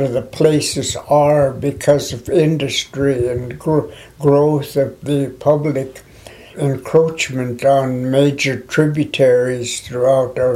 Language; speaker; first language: English; non-native, local second language; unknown